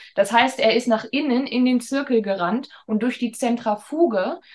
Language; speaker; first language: German; native; German